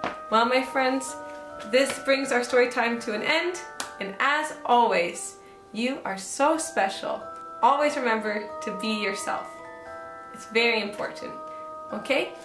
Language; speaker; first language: English; native; English